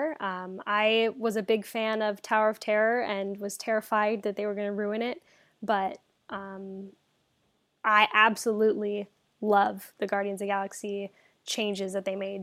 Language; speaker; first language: English; native; English